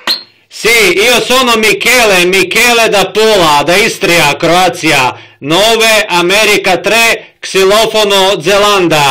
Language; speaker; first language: Italian; non-native, learner; Croatian